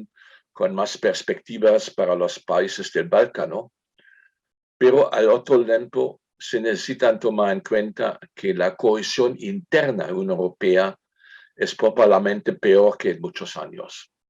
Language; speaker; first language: Spanish; non-native, fluent; German